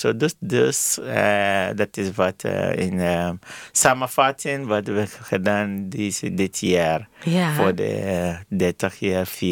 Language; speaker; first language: Dutch; non-native, learner; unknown